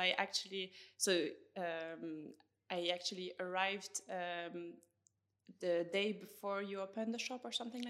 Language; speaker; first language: English; non-native, fluent; French